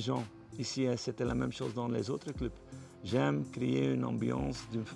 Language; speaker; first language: French; non-native, fluent; Dutch